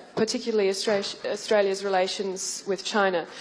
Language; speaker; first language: English; native; English